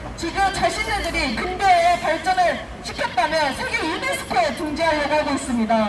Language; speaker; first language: Korean; native; Korean